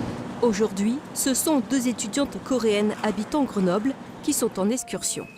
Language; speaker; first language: French; native; French